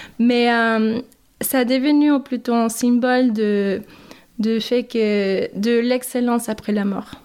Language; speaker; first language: French; non-native, fluent; English